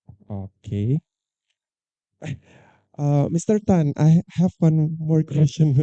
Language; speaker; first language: English; non-native, learner; Indonesian